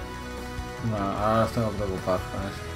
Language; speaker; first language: Spanish; native; Spanish